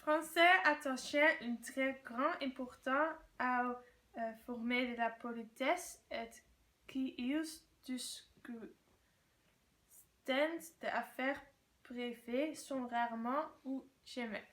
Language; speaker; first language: French; non-native, learner; Dutch